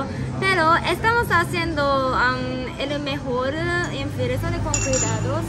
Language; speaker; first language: Spanish; non-native, learner; Japanese